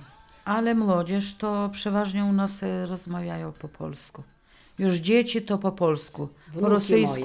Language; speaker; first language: Polish; non-native, local second language; Russian